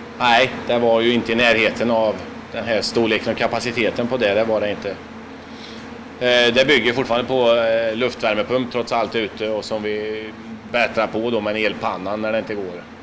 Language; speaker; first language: Swedish; native; Swedish